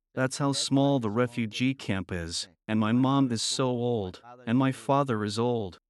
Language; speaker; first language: English; non-native, fluent; Burmese